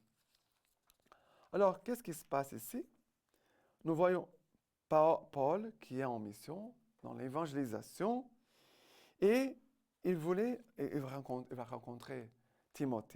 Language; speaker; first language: French; non-native, fluent; Portuguese